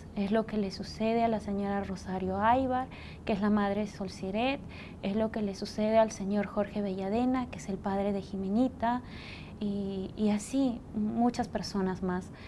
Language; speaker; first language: Spanish; native; Spanish